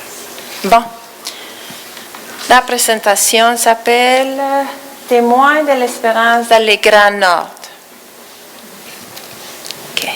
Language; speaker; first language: French; non-native, fluent; Spanish